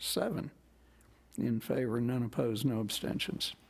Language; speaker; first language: English; native; English